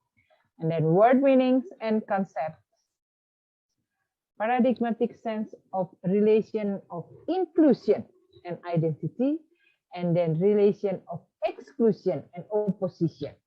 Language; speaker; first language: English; non-native, fluent; Indonesian